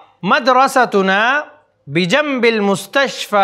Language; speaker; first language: Arabic; non-native, fluent; Urdu